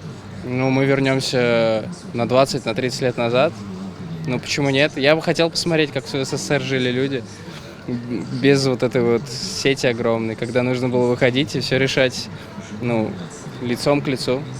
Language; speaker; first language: Russian; native; Russian